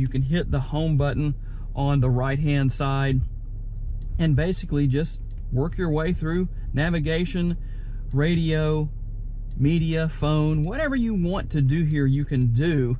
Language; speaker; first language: English; native; English